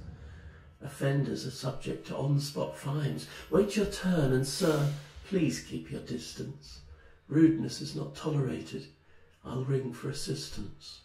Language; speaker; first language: English; native; English